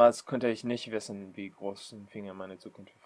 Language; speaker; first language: German; non-native, learner; English